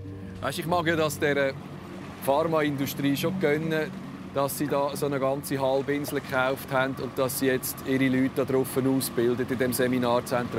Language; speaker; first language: German; native; German